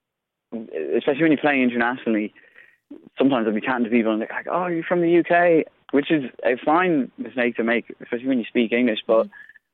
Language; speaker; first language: English; native; English